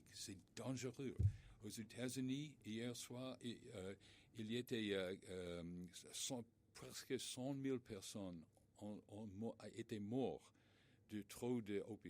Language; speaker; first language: French; non-native, learner; English